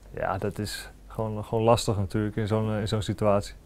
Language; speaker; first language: Dutch; native; Dutch